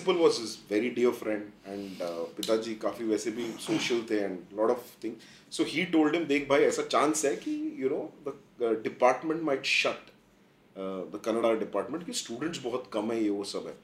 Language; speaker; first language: English; non-native, local second language; Kannada